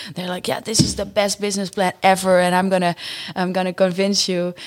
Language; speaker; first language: English; non-native, fluent; Dutch